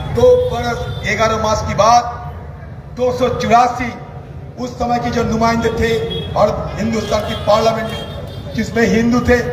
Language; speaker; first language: Hindi; non-native, local second language; Bangla